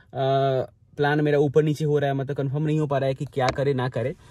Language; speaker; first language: Hindi; native; Hindi